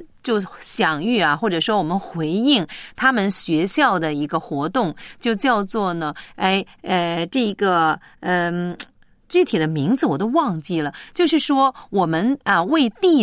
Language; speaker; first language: Chinese; native; Chinese